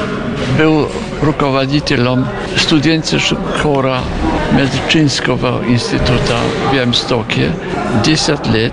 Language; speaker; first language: Russian; non-native, fluent; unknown